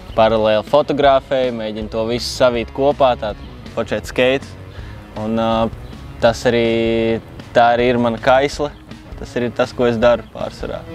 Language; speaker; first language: Latvian; native; Latvian